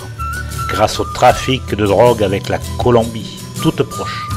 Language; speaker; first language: French; native; French